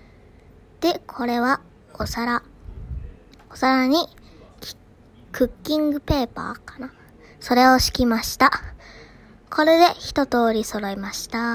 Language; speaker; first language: Japanese; early bilingual, other home language; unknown